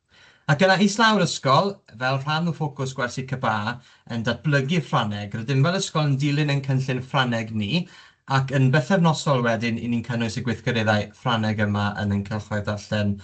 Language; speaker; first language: Welsh; native; Welsh